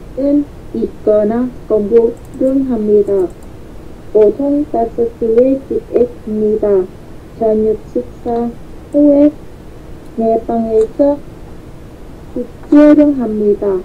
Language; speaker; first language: Korean; non-native, learner; Vietnamese